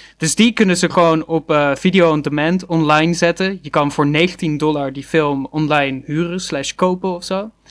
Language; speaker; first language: Dutch; native; Dutch